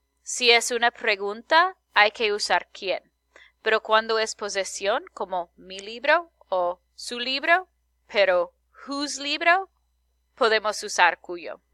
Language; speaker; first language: Spanish; non-native, fluent; English